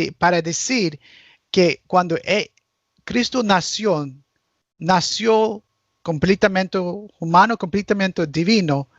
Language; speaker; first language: Spanish; early bilingual, heritage; Spanish